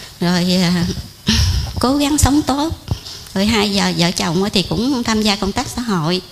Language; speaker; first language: Vietnamese; non-native, local second language; Khmer